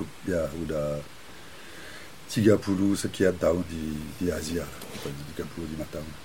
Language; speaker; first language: Indonesian; non-native, fluent; French